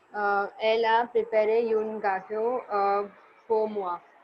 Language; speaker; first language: French; non-native, learner; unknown